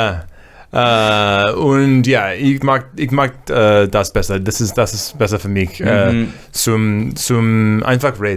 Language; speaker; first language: German; non-native, learner; English